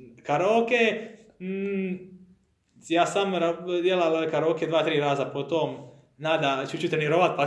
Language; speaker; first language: Russian; non-native, learner; Croatian